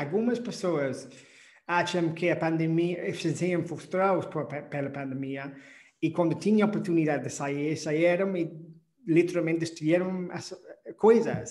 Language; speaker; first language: Portuguese; non-native, fluent; English